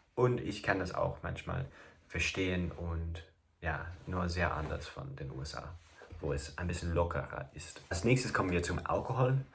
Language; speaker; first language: German; non-native, fluent; English